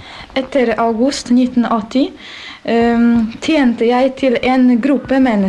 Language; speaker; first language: Norwegian; non-native, fluent; Polish